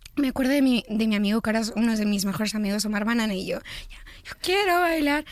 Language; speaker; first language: Spanish; native; Spanish